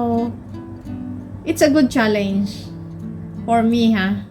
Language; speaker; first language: English; non-native, local second language; Filipino